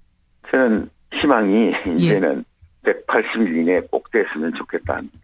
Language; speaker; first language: Korean; native; Korean